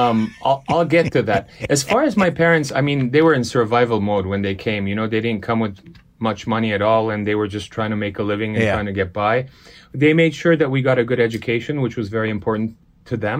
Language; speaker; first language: English; early bilingual, other home language; Armenian